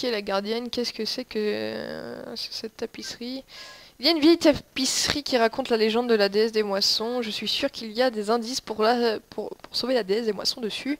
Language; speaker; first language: French; native; French